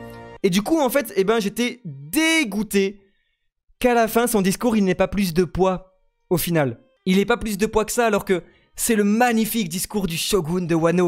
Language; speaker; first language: French; native; French